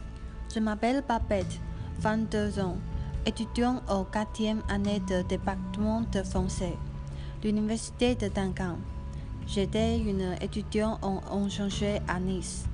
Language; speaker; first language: French; non-native, learner; Chinese